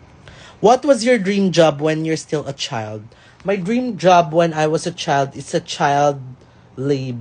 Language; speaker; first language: English; non-native, local second language; Filipino